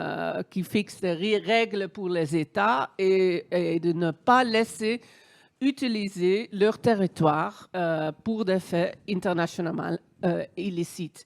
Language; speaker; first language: French; non-native, fluent; Dutch